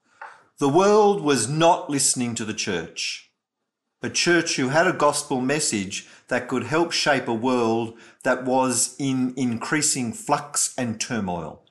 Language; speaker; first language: English; native; English